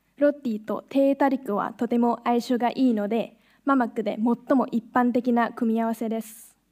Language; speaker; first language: Japanese; non-native, fluent; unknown